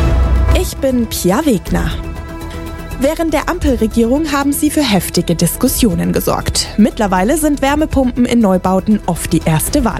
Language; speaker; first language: German; native; German